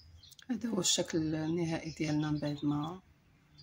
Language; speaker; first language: Arabic; native; Arabic